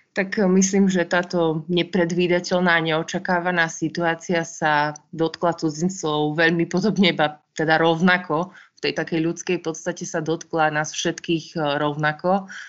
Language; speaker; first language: Slovak; native; Slovak